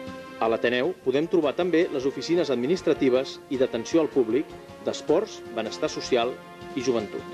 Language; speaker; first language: Catalan; native; Catalan